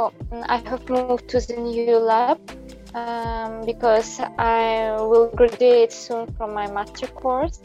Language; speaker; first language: English; non-native, fluent; Belarusian